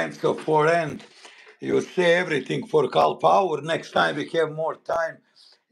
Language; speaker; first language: English; non-native, learner; Bosnian